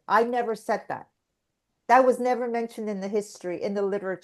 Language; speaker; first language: English; native; English